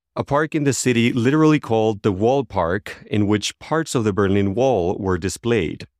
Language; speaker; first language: English; non-native, fluent; Spanish